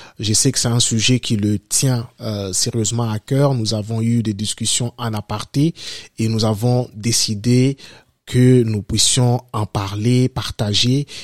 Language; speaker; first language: French; non-native, local second language; Lingala